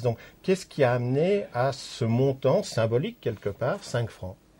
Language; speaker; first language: French; native; French